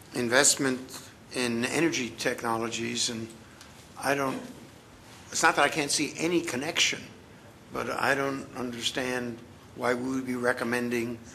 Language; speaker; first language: English; native; English